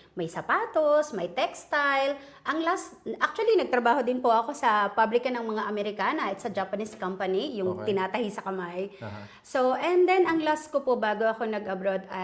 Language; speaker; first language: Filipino; native; Filipino